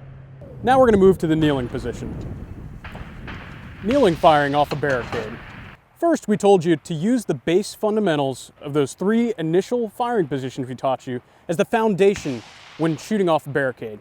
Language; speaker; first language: English; native; English